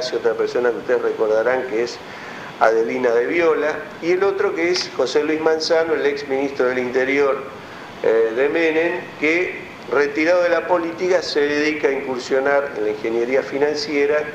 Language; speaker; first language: Spanish; native; Spanish